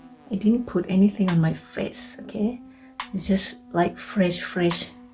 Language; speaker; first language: English; non-native, learner; Thai